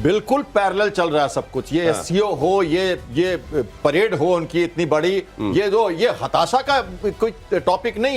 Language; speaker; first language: Hindi; native; Hindi